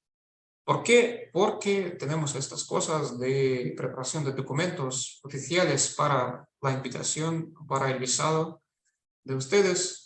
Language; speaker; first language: Spanish; non-native, fluent; Russian